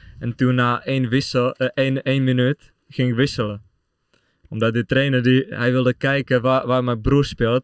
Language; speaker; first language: Dutch; non-native, fluent; Czech